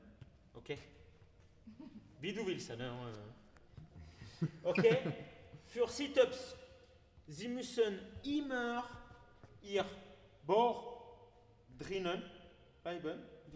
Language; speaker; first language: German; non-native, learner; French